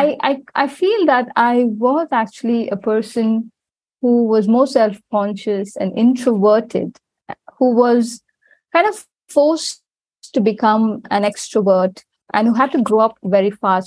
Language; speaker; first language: English; non-native, local second language; Tamil